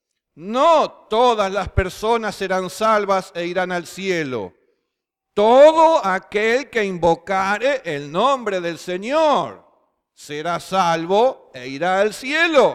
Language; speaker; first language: Spanish; native; Spanish